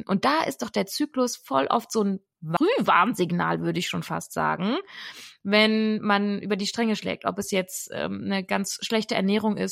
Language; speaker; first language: German; native; German